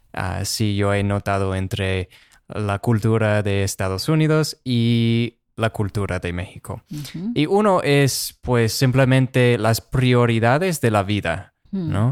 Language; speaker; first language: Spanish; non-native, fluent; English